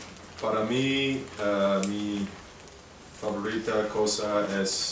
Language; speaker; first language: Spanish; non-native, learner; English